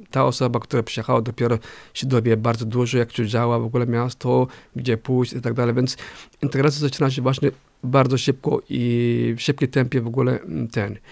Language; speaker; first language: Polish; non-native, fluent; Somali